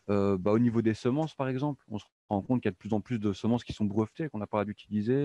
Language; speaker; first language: French; native; French